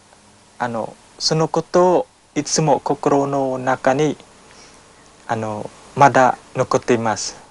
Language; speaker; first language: Japanese; non-native, learner; Khmer